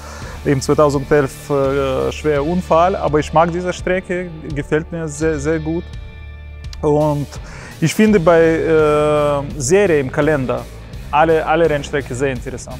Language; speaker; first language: German; non-native, learner; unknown